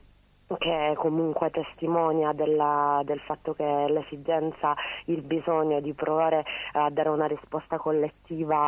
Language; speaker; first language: Italian; native; Italian